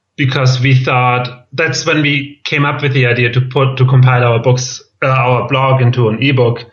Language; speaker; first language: English; non-native, fluent; German